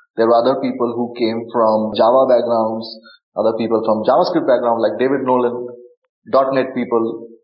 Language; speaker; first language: English; non-native, local second language; Bangla